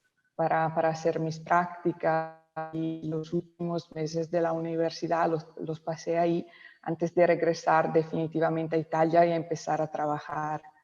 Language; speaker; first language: Spanish; non-native, local second language; Italian